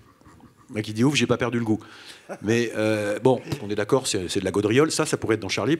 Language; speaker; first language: French; native; French